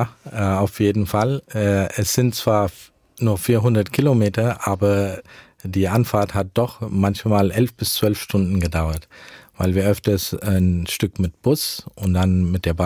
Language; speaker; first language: German; early bilingual, heritage; German